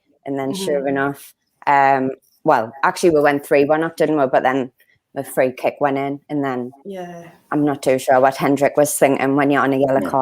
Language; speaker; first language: English; native; English